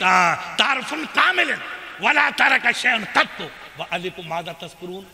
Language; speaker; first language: Arabic; non-native, learner; Urdu